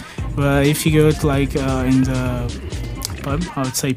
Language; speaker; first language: English; non-native, fluent; Portuguese